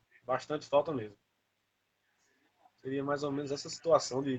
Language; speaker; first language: Portuguese; native; Portuguese